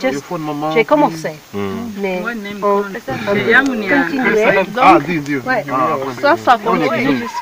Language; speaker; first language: French; non-native, learner; English